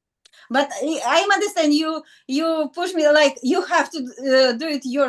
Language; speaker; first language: English; non-native, learner; Russian